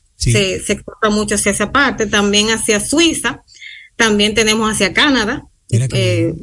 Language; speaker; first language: Spanish; native; Spanish